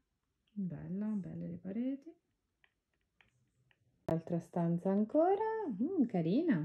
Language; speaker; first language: Italian; native; Italian